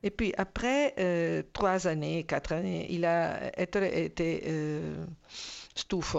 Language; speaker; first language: French; non-native, fluent; Italian